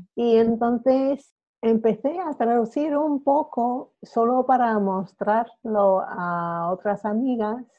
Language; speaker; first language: Spanish; non-native, fluent; English